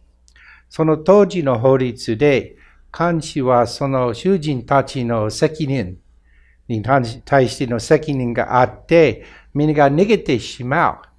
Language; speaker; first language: Japanese; non-native, fluent; English